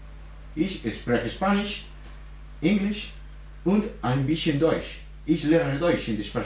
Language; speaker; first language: German; non-native, learner; Spanish